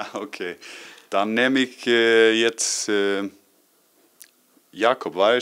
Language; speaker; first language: German; non-native, learner; Icelandic